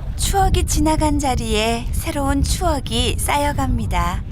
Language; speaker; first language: Korean; native; Korean